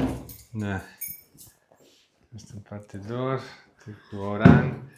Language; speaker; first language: Indonesian; non-native, learner; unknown